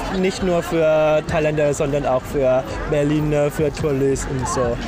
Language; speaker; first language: German; non-native, learner; Thai